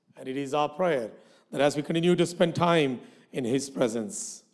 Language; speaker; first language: English; non-native, local second language; Malayalam